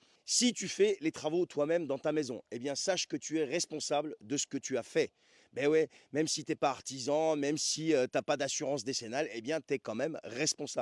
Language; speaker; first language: French; native; French